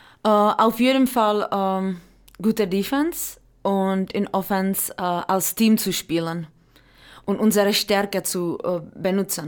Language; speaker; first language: German; non-native, fluent; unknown